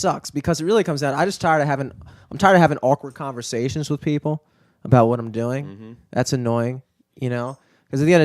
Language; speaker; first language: English; native; English